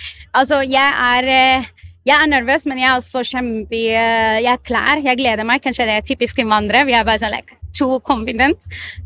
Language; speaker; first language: Norwegian; non-native, fluent; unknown